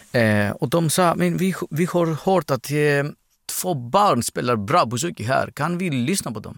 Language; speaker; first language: Swedish; non-native, fluent; Greek